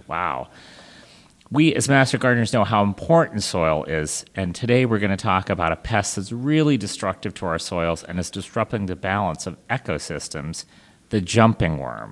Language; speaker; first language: English; native; English